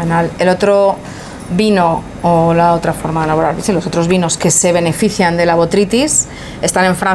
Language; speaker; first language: Spanish; native; Spanish